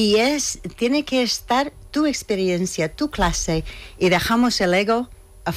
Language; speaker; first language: Spanish; non-native, fluent; English